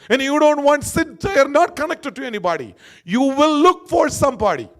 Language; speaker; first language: English; non-native, local second language; Malayalam